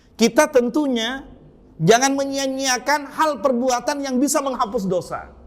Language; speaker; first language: Indonesian; native; Indonesian